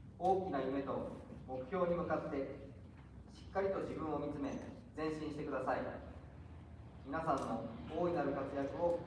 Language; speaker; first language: Japanese; native; Japanese